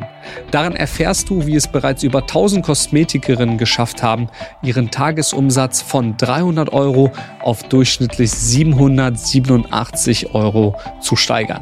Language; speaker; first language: German; native; German